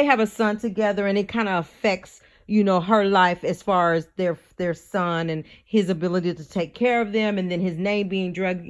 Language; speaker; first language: English; native; English